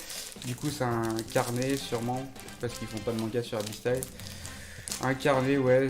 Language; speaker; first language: French; native; French